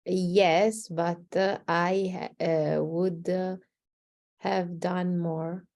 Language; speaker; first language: English; non-native, learner; Italian